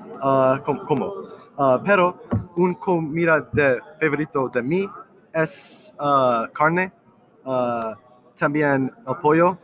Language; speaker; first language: Spanish; non-native, learner; English